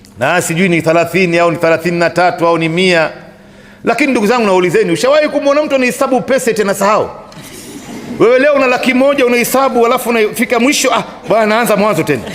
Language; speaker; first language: Swahili; native; Swahili